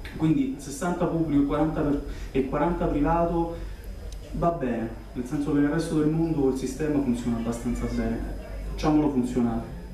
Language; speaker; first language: Italian; native; Italian